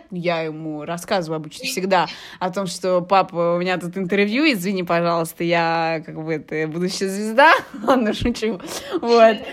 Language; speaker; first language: Russian; non-native, fluent; Arabic